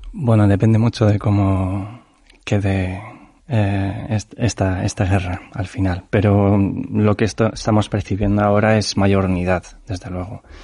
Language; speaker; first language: Spanish; non-native, fluent; Ukrainian